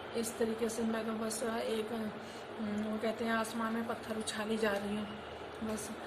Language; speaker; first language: Hindi; non-native, local second language; Punjabi